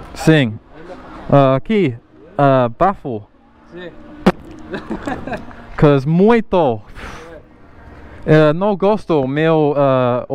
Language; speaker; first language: Portuguese; non-native, learner; English